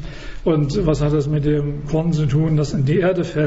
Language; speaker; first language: German; native; German